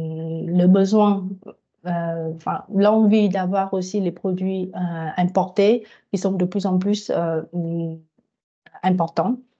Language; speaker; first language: French; non-native, fluent; Vietnamese